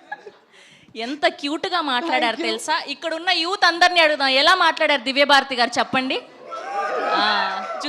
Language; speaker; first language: Telugu; native; Telugu